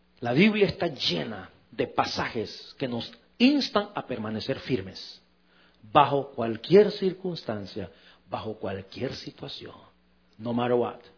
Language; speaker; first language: Spanish; native; Spanish